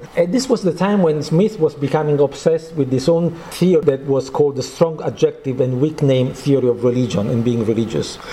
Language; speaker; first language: English; non-native, fluent; Italian